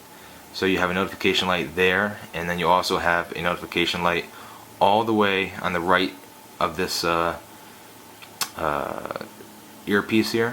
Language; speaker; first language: English; native; English